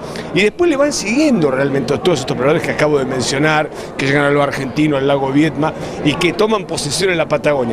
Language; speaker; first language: Spanish; native; Spanish